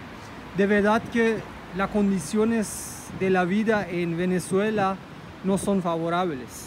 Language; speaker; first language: Spanish; non-native, fluent; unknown